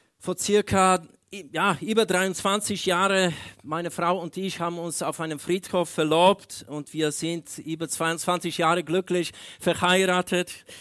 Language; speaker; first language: German; non-native, fluent; Polish